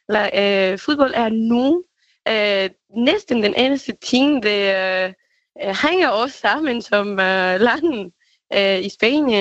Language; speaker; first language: Danish; non-native, learner; Spanish